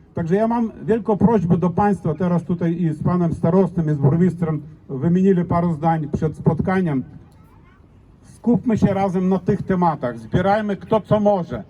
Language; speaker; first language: Polish; non-native, fluent; Ukrainian